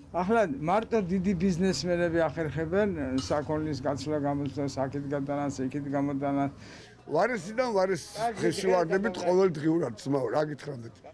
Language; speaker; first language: Georgian; native; Georgian